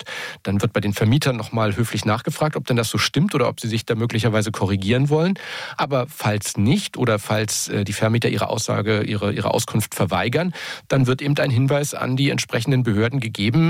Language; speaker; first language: German; native; German